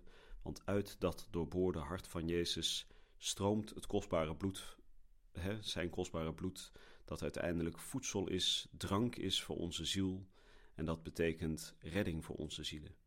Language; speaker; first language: Dutch; native; Dutch